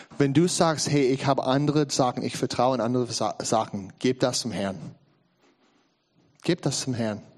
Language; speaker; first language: German; non-native, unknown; English